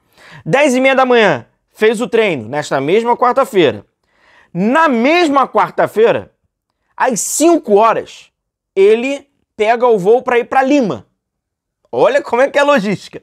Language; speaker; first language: Portuguese; native; Portuguese